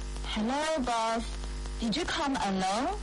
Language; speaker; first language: English; non-native, fluent; Chinese